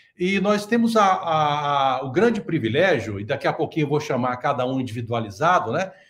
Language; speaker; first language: Portuguese; native; Portuguese